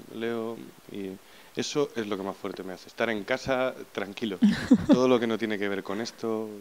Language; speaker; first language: Spanish; native; Spanish